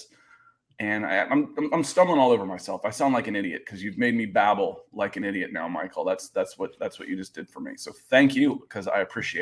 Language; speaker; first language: English; native; English